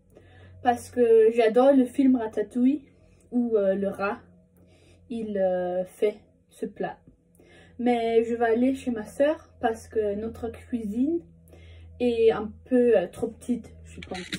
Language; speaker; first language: French; non-native, fluent; English